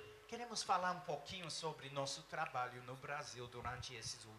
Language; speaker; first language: Portuguese; non-native, fluent; English